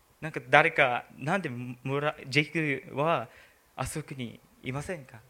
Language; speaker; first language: Japanese; non-native, learner; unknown